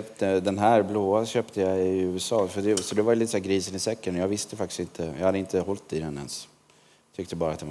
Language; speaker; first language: Swedish; native; Swedish